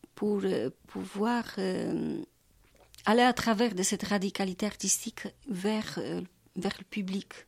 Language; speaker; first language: French; non-native, fluent; Polish